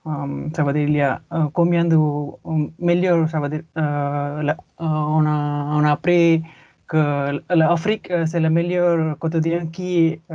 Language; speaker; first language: French; non-native, learner; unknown